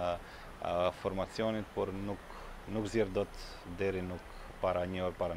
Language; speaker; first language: Albanian; non-native, fluent; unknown